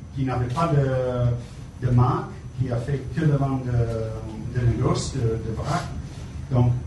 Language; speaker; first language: French; non-native, fluent; English